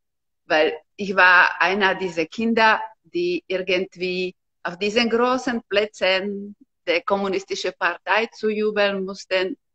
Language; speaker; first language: German; non-native, fluent; Slovak